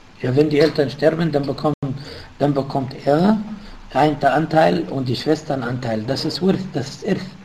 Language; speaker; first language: German; non-native, fluent; Arabic